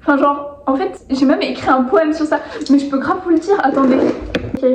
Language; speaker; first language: French; native; French